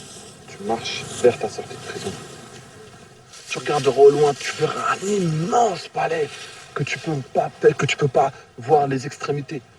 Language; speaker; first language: French; native; French